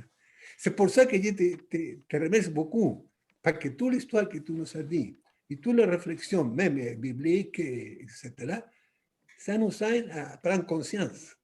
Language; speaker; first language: French; non-native, fluent; Spanish